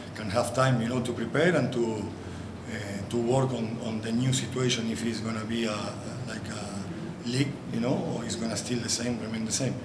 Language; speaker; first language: English; non-native, fluent; Spanish